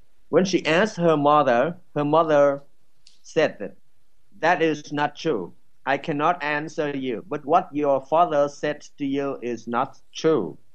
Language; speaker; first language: English; non-native, fluent; Vietnamese